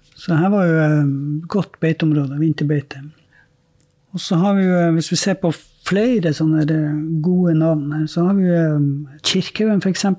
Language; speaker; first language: Norwegian; native; Norwegian